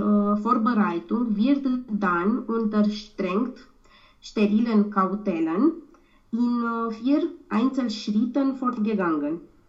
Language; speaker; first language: German; non-native, learner; Romanian